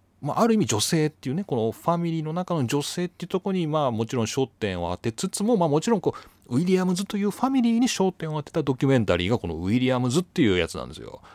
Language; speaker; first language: Japanese; native; Japanese